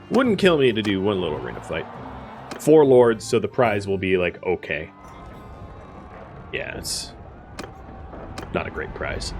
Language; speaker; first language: English; native; English